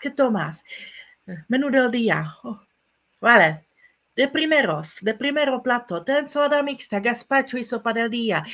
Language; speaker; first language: Spanish; non-native, fluent; Czech